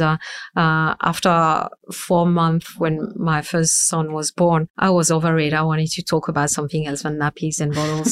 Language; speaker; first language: English; non-native, fluent; French